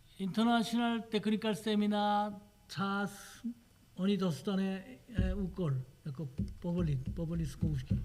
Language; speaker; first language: Czech; non-native, learner; Korean